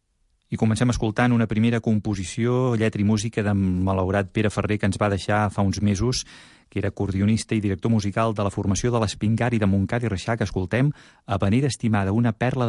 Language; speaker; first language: Catalan; native; Catalan